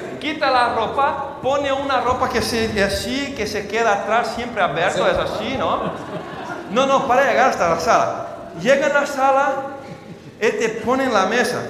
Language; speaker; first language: Spanish; non-native, fluent; Portuguese